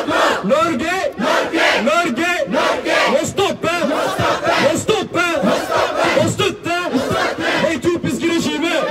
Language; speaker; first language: Norwegian; non-native, learner; Oromo